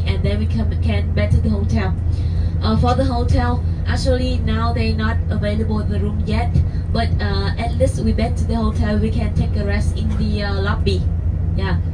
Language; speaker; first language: English; non-native, learner; Vietnamese